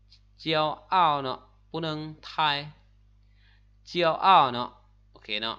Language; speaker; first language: Chinese; non-native, fluent; Lao